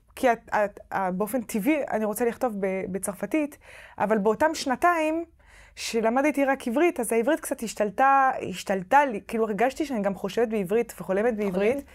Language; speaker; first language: Hebrew; non-native, fluent; French